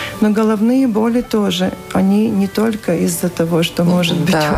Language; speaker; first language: Russian; non-native, local second language; Latvian